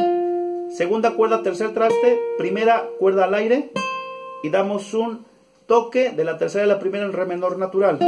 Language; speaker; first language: Spanish; native; Spanish